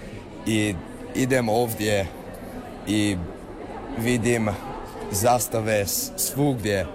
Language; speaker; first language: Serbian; early bilingual, heritage; English